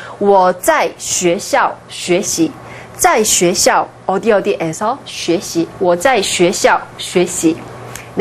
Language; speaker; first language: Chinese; non-native, fluent; Korean